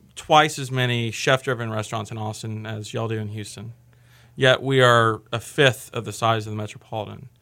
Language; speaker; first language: English; native; English